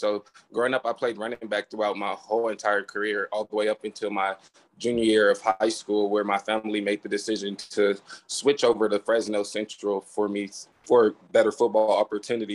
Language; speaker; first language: English; native; English